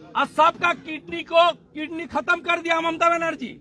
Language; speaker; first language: Hindi; non-native, local second language; Bangla